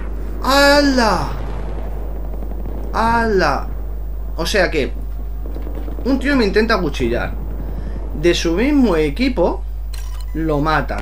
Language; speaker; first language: Spanish; native; Spanish